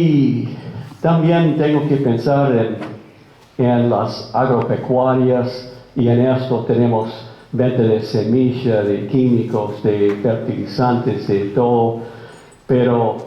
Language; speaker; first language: Spanish; non-native, fluent; English